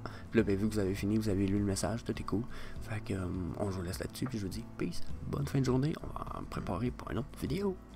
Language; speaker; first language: French; native; French